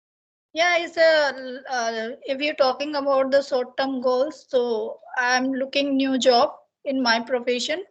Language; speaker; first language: English; non-native, learner; Hindi